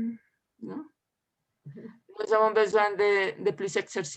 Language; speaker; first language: French; non-native, learner; Spanish